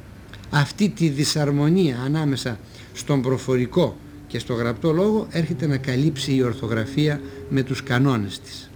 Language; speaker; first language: Greek; native; Greek